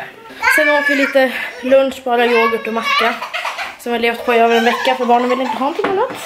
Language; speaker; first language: Swedish; native; Swedish